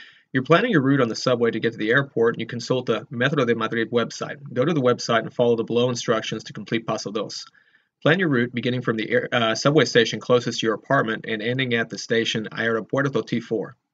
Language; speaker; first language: English; native; English